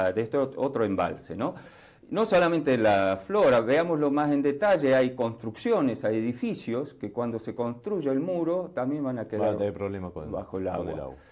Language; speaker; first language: Spanish; native; Spanish